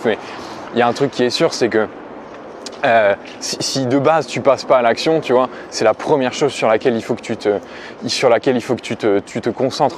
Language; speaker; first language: French; native; French